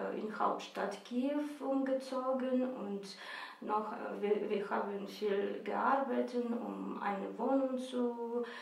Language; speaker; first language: German; non-native, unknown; Russian